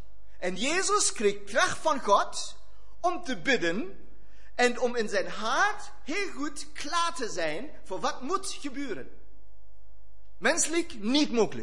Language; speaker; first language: Dutch; non-native, fluent; German